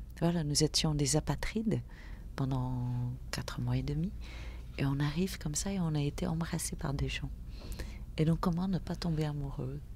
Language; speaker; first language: French; early bilingual, other home language; Vietnamese